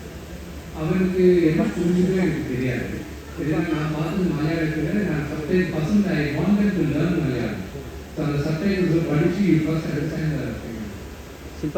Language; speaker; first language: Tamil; non-native, local second language; Telugu